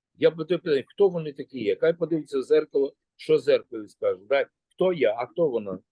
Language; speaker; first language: Ukrainian; native; Ukrainian